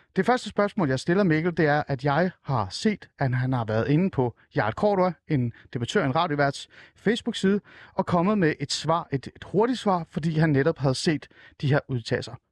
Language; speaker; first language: Danish; early bilingual, other home language; Persian